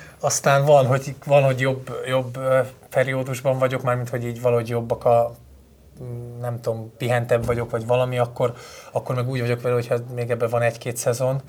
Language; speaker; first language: Hungarian; native; Hungarian